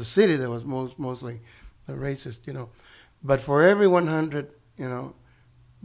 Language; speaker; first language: English; early bilingual, other home language; Spanish